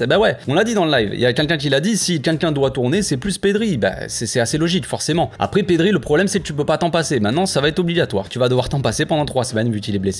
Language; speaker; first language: French; native; French